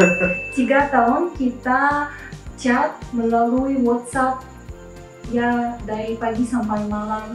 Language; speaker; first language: Indonesian; non-native, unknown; Russian